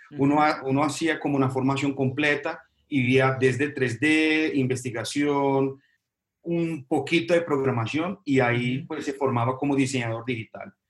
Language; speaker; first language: Spanish; non-native, fluent; Portuguese